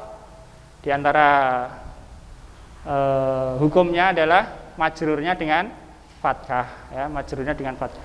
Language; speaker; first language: Indonesian; native; Indonesian